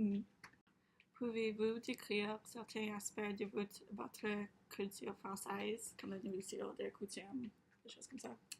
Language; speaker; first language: French; non-native, learner; English